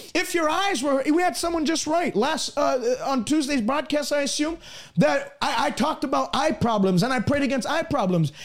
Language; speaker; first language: English; native; English